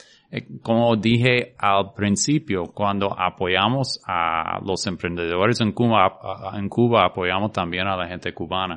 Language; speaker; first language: Spanish; non-native, fluent; English